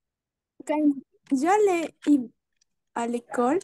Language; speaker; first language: French; non-native, learner; Spanish